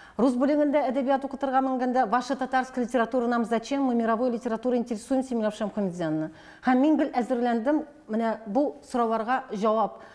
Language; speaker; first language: Tatar; native; Tatar